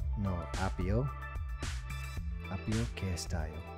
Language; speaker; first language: Spanish; non-native, learner; English